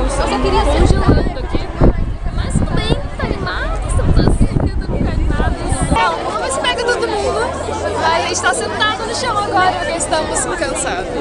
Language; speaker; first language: Portuguese; native; Portuguese